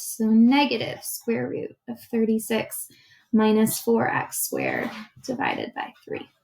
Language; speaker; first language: English; native; English